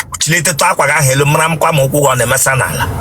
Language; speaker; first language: Igbo; native; Igbo